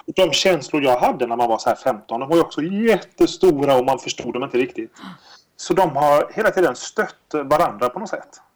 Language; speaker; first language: Swedish; native; Swedish